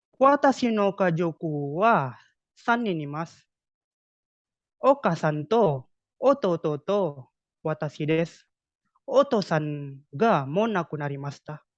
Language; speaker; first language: Japanese; non-native, learner; Indonesian